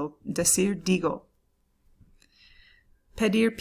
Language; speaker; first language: Spanish; non-native, fluent; English